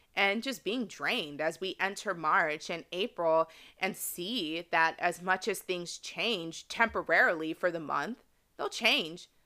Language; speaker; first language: English; native; English